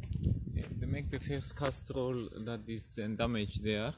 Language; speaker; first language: English; non-native, local second language; Greek